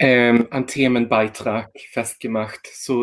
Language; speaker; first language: German; non-native, fluent; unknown